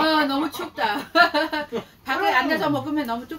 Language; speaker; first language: Korean; non-native, learner; Vietnamese